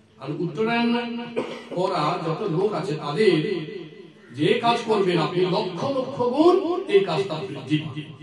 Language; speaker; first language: Bangla; non-native, learner; Assamese